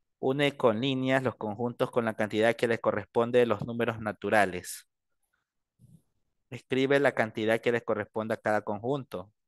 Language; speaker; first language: Spanish; native; Spanish